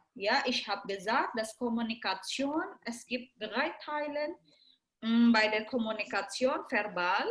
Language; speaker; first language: German; non-native, learner; Indonesian